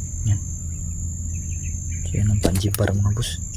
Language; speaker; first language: Filipino; non-native, local second language; Cebuano